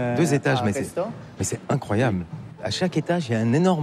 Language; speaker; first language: French; native; French